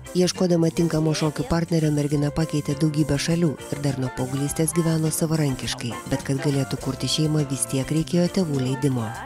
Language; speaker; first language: Lithuanian; native; Lithuanian